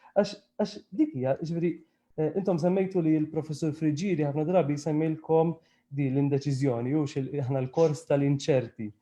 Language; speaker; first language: Maltese; native; Maltese